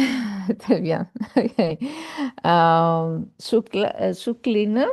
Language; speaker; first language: French; non-native, fluent; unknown